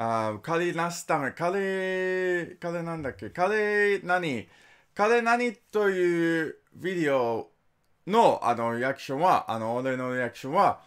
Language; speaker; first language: Japanese; non-native, learner; English